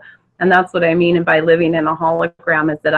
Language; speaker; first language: English; native; English